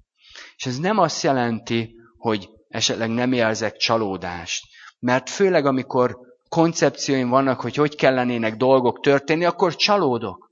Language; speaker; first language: Hungarian; native; Hungarian